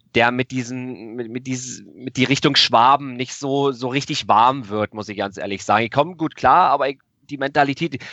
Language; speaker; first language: German; native; German